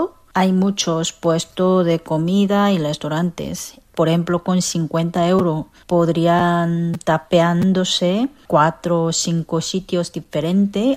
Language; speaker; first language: Spanish; non-native, fluent; Korean